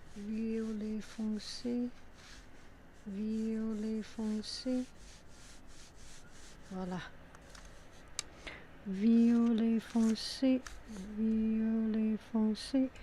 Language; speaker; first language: French; non-native, fluent; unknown